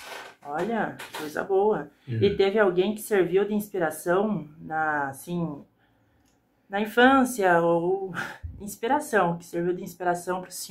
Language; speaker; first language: Portuguese; native; Portuguese